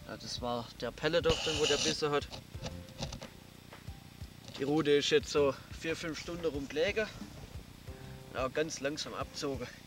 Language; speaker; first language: German; native; German